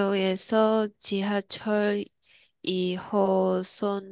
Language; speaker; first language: Korean; non-native, learner; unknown